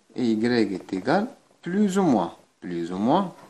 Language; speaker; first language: French; non-native, local second language; Arabic